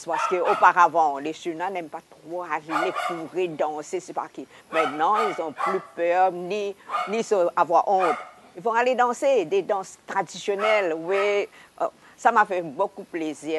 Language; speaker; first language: French; non-native, local second language; Hakka Chinese